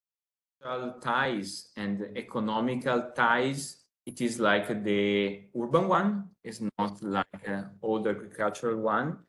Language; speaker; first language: English; non-native, fluent; Italian